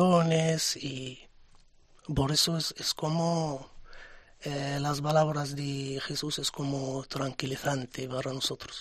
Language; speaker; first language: Spanish; non-native, fluent; Arabic